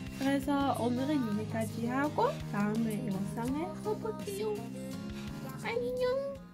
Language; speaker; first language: Korean; non-native, fluent; Dutch